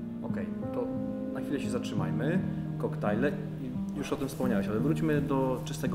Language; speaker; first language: Polish; native; Polish